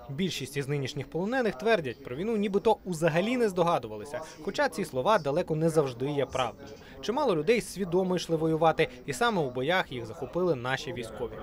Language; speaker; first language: Ukrainian; native; Ukrainian